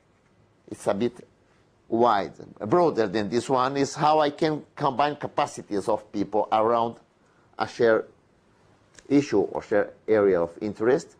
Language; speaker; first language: English; non-native, fluent; Spanish